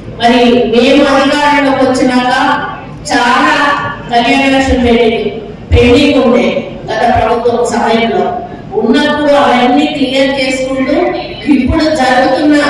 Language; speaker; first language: Telugu; native; Telugu